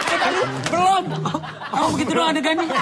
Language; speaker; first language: Indonesian; native; Indonesian